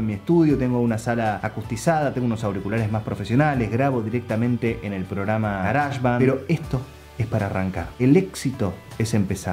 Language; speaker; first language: Spanish; native; Spanish